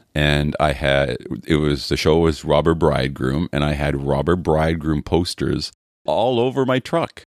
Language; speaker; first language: English; native; English